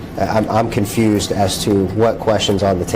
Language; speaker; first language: English; native; English